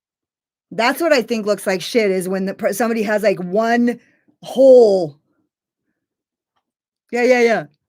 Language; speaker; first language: English; native; English